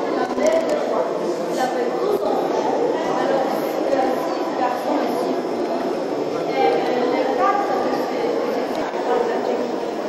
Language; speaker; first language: French; non-native, learner; Polish